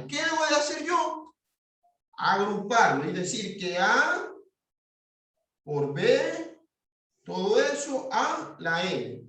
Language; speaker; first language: Spanish; native; Spanish